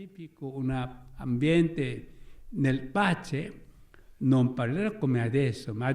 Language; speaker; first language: Italian; non-native, learner; Korean